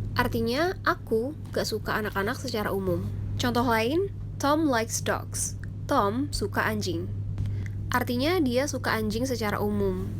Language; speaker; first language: Indonesian; native; Indonesian